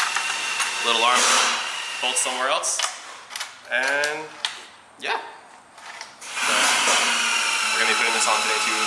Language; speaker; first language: English; native; English